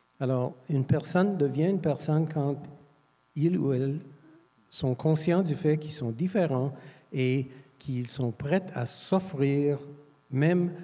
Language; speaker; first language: French; non-native, fluent; English